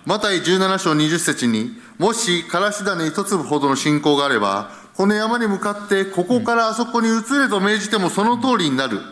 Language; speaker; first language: Japanese; early bilingual, heritage; Japanese